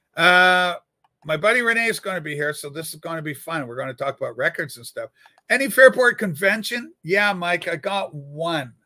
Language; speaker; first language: English; native; English